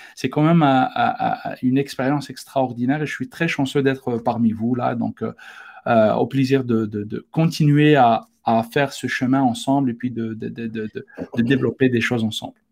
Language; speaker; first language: French; non-native, local second language; Arabic